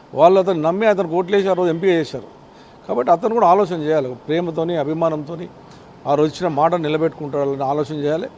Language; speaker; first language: Telugu; native; Telugu